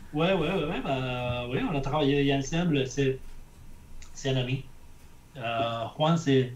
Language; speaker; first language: French; non-native, fluent; Spanish